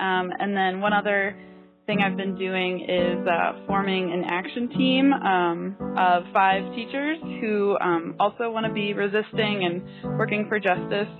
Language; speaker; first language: English; native; English